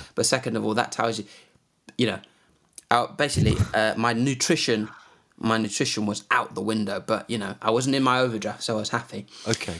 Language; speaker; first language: English; native; English